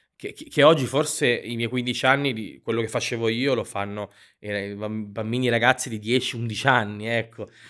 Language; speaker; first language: Italian; native; Italian